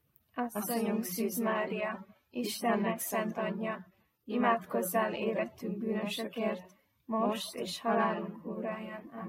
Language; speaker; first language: Hungarian; native; Hungarian